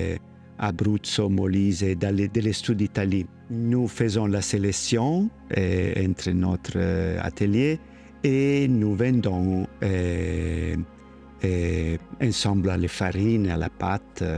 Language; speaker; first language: French; non-native, learner; Italian